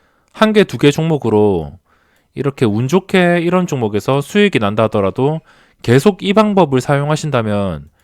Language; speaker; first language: Korean; native; Korean